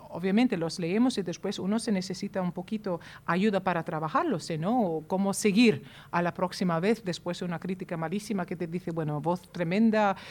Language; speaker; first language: Spanish; non-native, fluent; Latvian